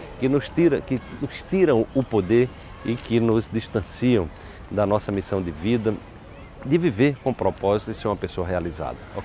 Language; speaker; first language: Portuguese; native; Portuguese